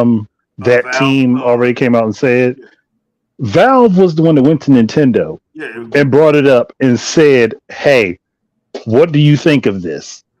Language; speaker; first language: English; native; English